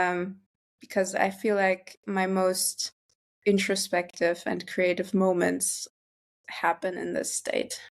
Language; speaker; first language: English; non-native, fluent; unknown